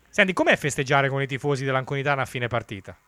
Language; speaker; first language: Italian; native; Italian